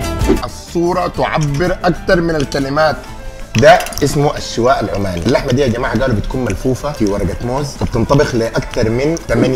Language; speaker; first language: Arabic; native; Arabic